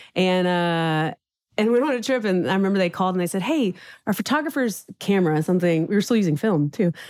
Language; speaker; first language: English; native; English